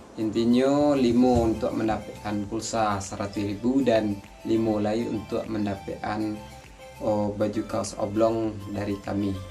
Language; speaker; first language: Indonesian; non-native, local second language; Minangkabau